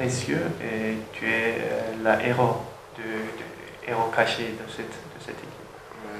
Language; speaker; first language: French; non-native, learner; Turkish